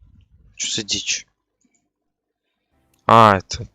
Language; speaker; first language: Russian; native; Russian